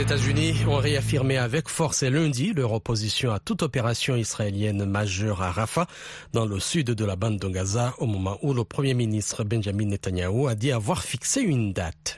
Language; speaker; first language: French; non-native, local second language; Rundi